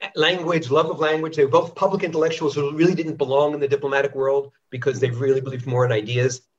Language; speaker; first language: English; native; English